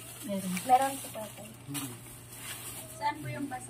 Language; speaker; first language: Filipino; native; Filipino